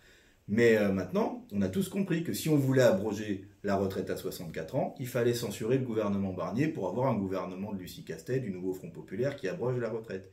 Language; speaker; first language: French; native; French